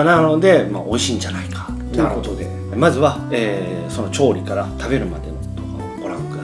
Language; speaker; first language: Japanese; native; Japanese